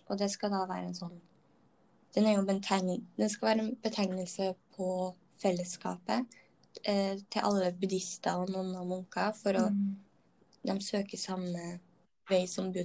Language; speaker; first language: Norwegian; native; Norwegian